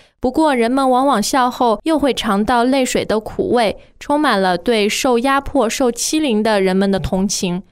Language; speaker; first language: Chinese; native; Chinese